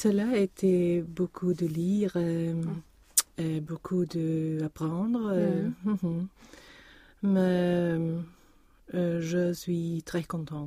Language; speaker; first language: French; non-native, learner; Swedish